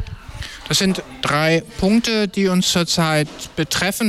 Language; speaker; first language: German; native; German